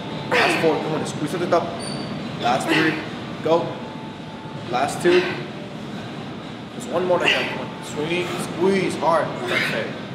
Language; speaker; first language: English; non-native, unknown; Spanish